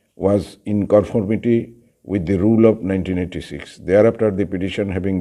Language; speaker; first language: English; non-native, local second language; Bangla